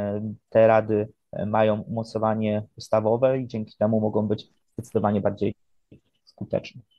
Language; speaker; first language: Polish; native; Polish